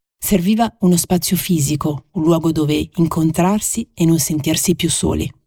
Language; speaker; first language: Italian; native; Italian